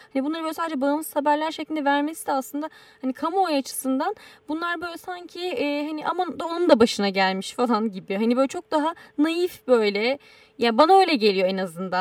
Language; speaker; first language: Turkish; native; Turkish